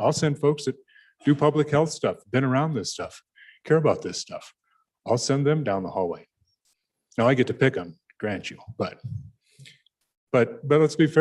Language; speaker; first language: English; native; English